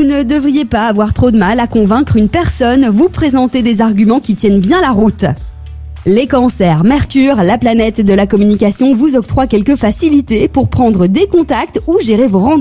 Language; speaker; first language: French; native; French